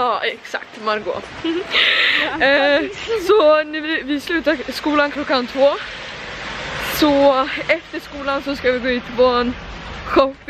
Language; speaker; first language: Swedish; native; Swedish